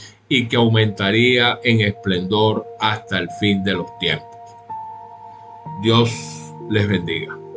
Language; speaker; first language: Spanish; native; Spanish